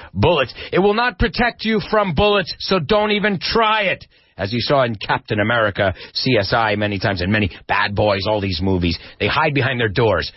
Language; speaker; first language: English; native; English